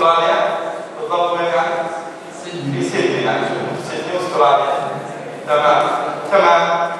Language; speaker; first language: Arabic; native; Arabic